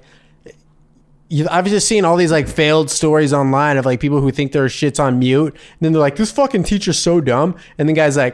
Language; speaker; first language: English; native; English